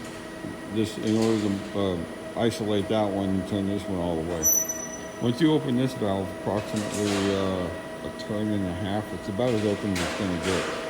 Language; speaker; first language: English; native; English